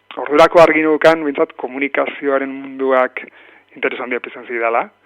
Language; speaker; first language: Basque; native; Basque